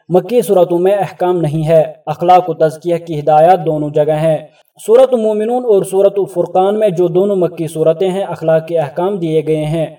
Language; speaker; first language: Urdu; native; Urdu